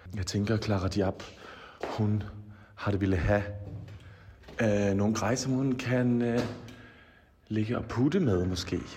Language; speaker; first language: Danish; native; Danish